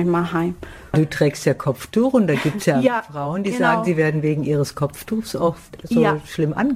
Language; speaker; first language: German; native; German